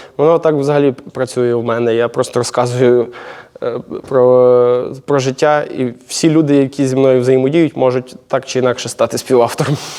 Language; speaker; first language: Ukrainian; native; Ukrainian